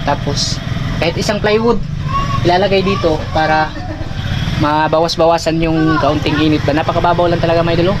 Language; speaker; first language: Filipino; non-native, local second language; Cebuano